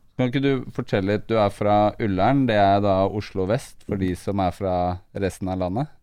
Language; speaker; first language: Norwegian; native; Norwegian